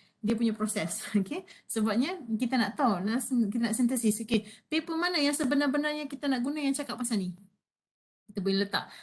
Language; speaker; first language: Malay; native; Malay